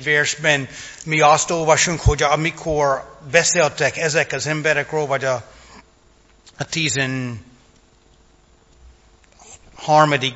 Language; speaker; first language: Hungarian; non-native, fluent; English